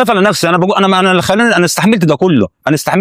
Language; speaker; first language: Arabic; native; Arabic